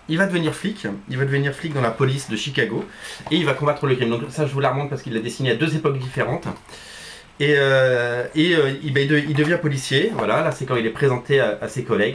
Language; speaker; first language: French; native; French